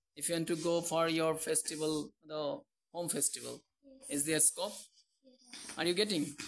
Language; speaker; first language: English; non-native, local second language; Bangla